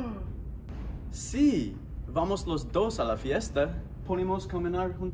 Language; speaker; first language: Spanish; non-native, learner; English